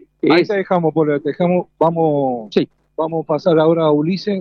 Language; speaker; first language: Spanish; native; Spanish